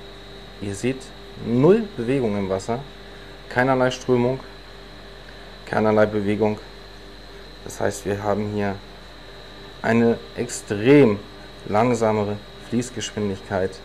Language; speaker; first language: German; native; German